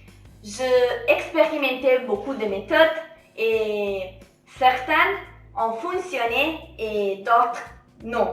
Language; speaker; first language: French; non-native, fluent; Italian